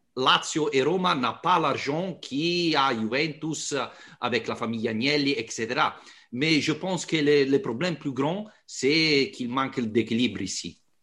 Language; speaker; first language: French; non-native, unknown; Italian